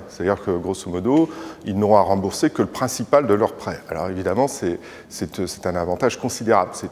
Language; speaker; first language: French; native; French